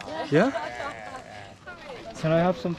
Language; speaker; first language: English; non-native, learner; Korean